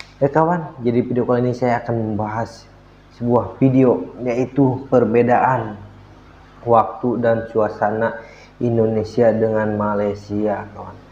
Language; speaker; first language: Indonesian; native; Indonesian